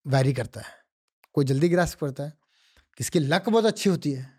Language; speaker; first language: Hindi; non-native, local second language; Odia